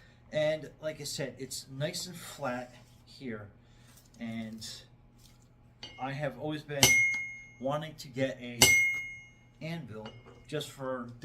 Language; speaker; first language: English; native; English